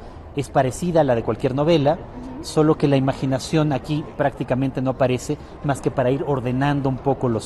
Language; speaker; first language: Spanish; native; Spanish